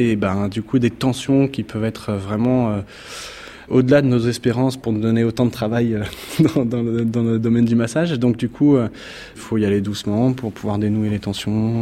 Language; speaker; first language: French; native; French